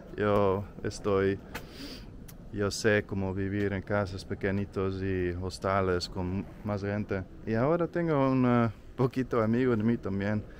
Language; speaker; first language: Spanish; non-native, learner; Dutch